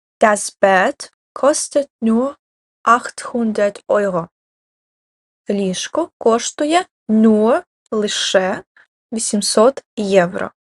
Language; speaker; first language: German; non-native, fluent; Ukrainian